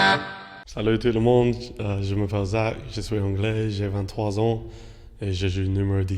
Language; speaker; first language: French; non-native, fluent; English